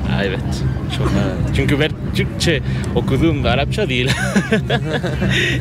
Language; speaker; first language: Turkish; non-native, fluent; Spanish